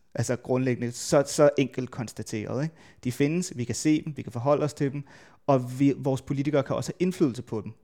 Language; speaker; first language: Danish; native; Danish